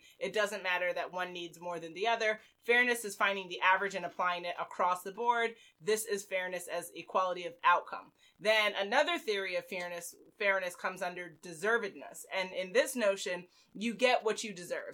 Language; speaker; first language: English; native; English